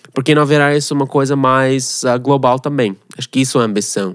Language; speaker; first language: Portuguese; non-native, fluent; Russian